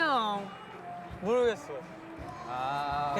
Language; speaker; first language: Korean; non-native, learner; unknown